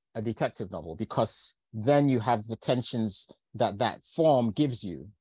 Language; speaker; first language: English; native; English